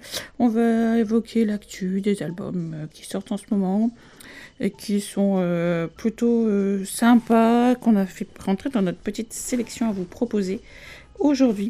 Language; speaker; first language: French; native; French